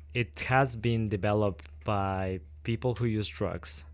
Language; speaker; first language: English; non-native, fluent; Spanish